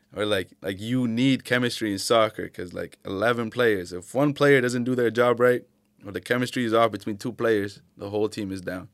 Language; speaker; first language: English; early bilingual, other home language; Arabic